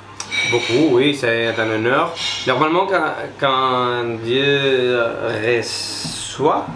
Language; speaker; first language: French; non-native, fluent; Spanish